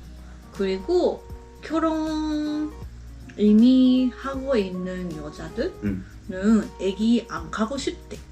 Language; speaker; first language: Korean; non-native, learner; Japanese